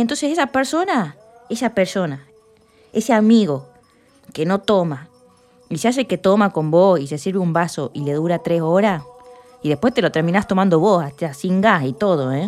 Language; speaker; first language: Spanish; native; Spanish